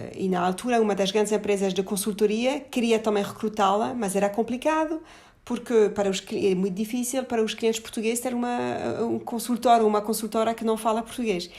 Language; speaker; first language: Portuguese; non-native, fluent; French